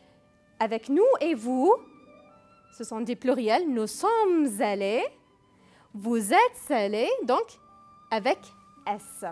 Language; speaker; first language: French; non-native, fluent; Arabic